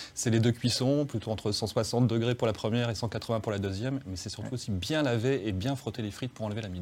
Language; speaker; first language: French; native; French